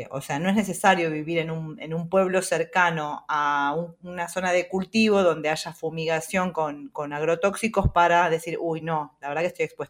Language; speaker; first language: Spanish; native; Spanish